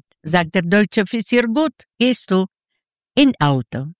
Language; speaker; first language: German; non-native, learner; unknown